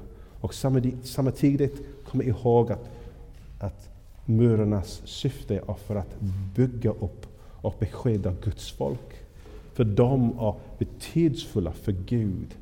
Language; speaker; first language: Swedish; non-native, fluent; English